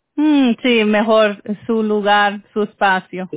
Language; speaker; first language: Spanish; early bilingual, heritage; Spanish